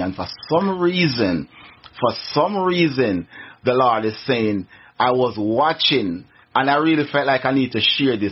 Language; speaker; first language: English; non-native, local second language; Jamaican Creole English